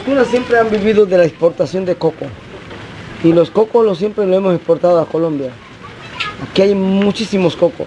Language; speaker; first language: Spanish; non-native, local second language; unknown